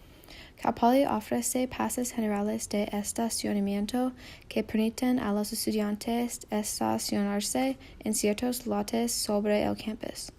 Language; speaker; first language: Spanish; non-native, learner; English